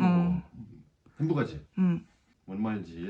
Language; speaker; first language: Korean; non-native, learner; French